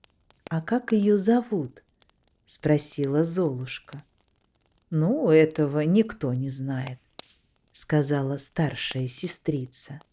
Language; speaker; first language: Russian; native; Russian